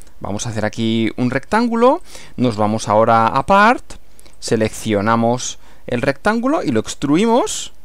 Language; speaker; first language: Spanish; native; Spanish